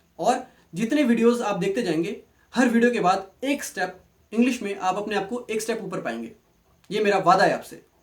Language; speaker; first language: Hindi; native; Hindi